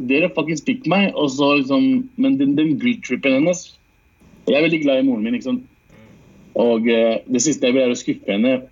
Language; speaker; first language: Norwegian; early bilingual, other home language; Urdu